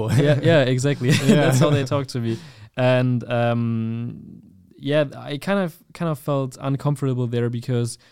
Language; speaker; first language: English; non-native, fluent; German